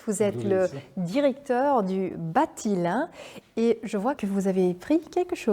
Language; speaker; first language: French; non-native, local second language; Dutch